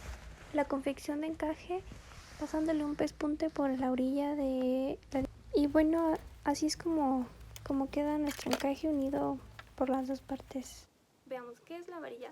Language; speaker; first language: Spanish; native; Spanish